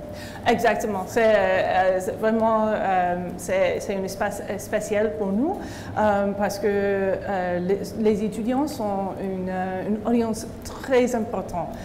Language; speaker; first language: French; non-native, fluent; English